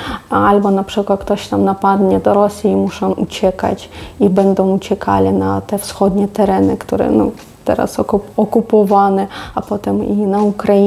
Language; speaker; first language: Polish; non-native, fluent; Russian